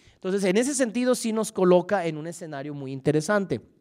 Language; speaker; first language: Spanish; native; Spanish